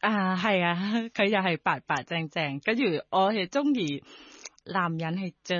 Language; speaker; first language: Cantonese; non-native, learner; Thai